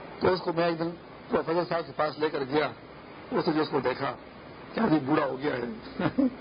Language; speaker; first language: Urdu; non-native, local second language; Pashto